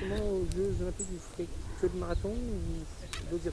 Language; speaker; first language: French; native; French